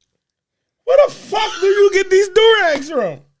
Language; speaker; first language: English; native; English